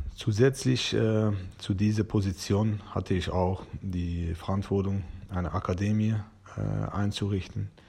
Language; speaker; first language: German; non-native, learner; Persian